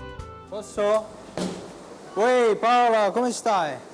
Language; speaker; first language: Italian; non-native, learner; Korean